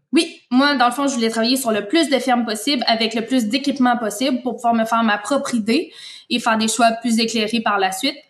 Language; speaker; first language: French; native; French